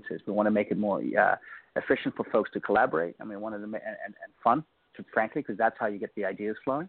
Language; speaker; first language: English; native; English